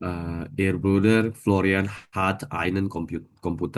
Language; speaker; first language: German; non-native, learner; Indonesian